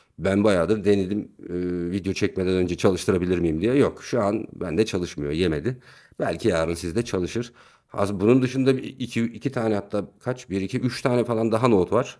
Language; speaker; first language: Turkish; native; Turkish